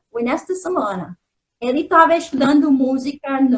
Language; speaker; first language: Portuguese; non-native, fluent; English